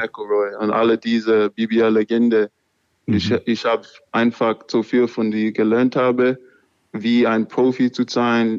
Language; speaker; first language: German; non-native, learner; English